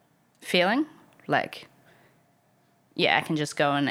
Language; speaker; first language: English; native; English